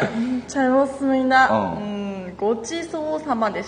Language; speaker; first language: Korean; non-native, learner; Japanese